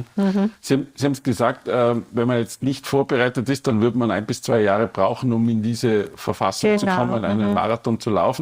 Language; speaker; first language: German; native; German